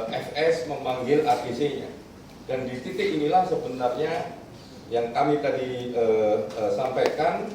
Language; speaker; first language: Indonesian; native; Indonesian